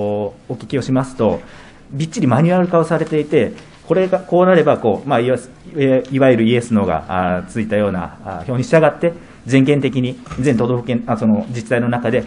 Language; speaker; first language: Japanese; native; Japanese